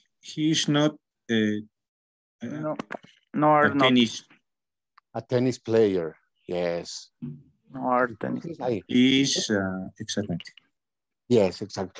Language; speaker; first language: English; non-native, fluent; Spanish